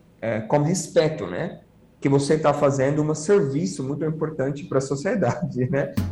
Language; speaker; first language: Portuguese; non-native, fluent; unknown